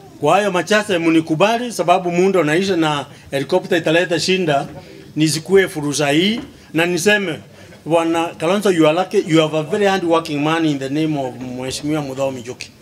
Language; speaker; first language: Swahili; non-native, local second language; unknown